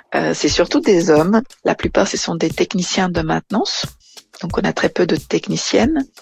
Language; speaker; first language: French; non-native, fluent; Portuguese